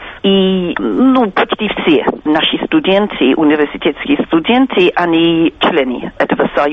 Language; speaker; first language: Russian; non-native, fluent; English